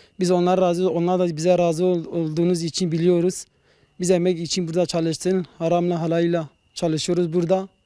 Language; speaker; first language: Turkish; non-native, local second language; Kurdish